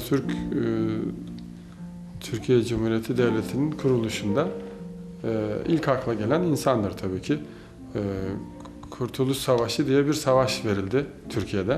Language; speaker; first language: Turkish; native; Turkish